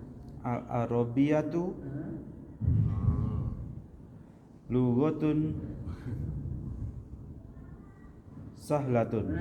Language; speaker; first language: Arabic; non-native, learner; Indonesian